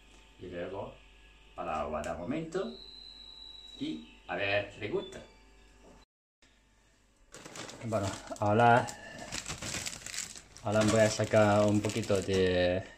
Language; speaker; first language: Spanish; non-native, learner; Chinese